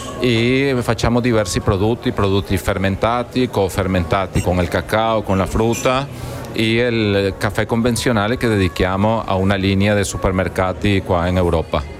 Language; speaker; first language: Italian; non-native, fluent; Spanish